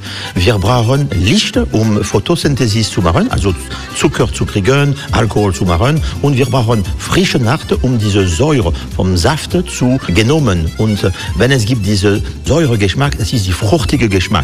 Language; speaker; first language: German; non-native, fluent; French